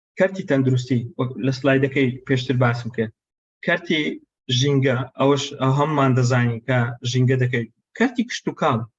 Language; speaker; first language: Central Kurdish; non-native, local second language; Kurdish